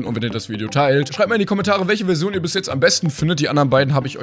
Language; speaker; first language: German; native; German